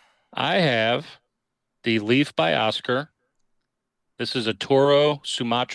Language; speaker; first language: English; native; English